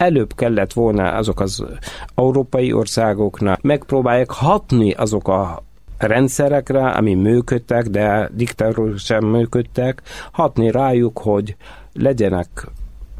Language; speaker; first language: Hungarian; non-native, fluent; Arabic